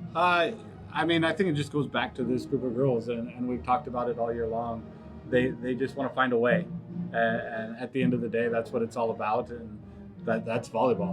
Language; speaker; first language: English; native; English